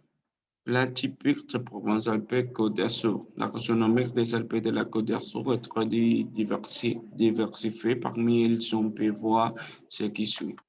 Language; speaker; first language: French; non-native, learner; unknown